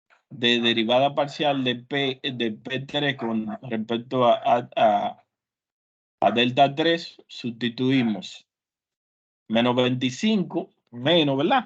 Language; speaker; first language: Spanish; native; Spanish